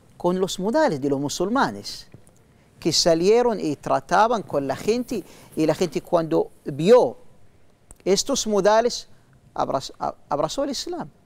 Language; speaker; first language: Spanish; non-native, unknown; Arabic